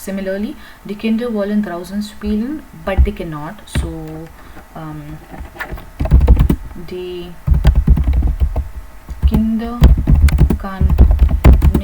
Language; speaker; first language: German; non-native, learner; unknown